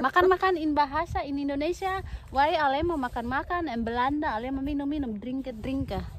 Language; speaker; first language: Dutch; non-native, learner; Indonesian